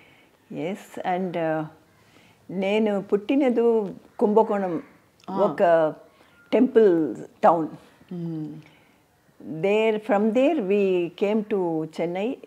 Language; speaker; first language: Telugu; non-native, learner; Tamil